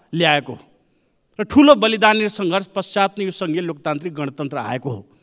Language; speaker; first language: Nepali; native; Nepali